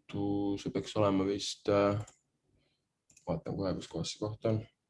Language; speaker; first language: Estonian; native; Estonian